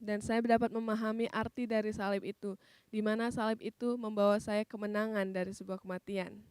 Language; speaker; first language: Indonesian; native; Indonesian